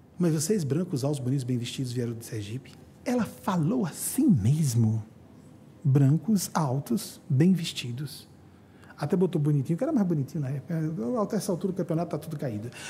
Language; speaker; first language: Portuguese; native; Portuguese